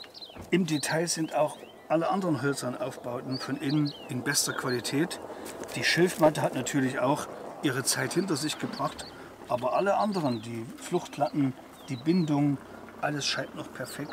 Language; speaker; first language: German; native; German